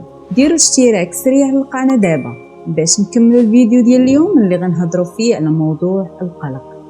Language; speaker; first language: Arabic; native; Arabic